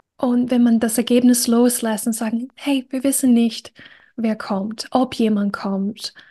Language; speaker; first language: German; non-native, fluent; English